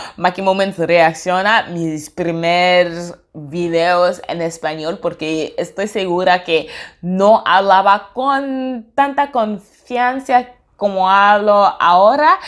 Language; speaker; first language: Spanish; non-native, fluent; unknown